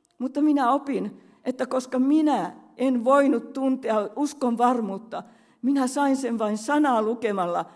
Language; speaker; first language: Finnish; native; Finnish